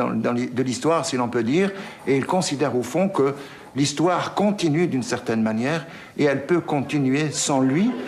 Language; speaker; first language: French; native; French